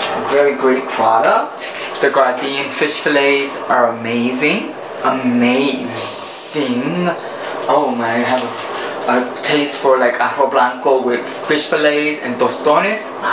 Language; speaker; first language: English; early bilingual, other home language; Spanish